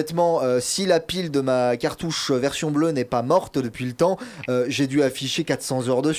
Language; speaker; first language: French; native; French